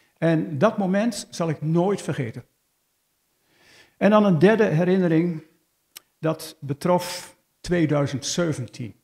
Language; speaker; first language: Dutch; native; Dutch